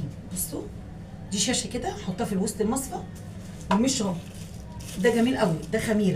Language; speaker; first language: Arabic; native; Arabic